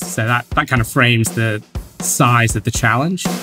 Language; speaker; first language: English; native; English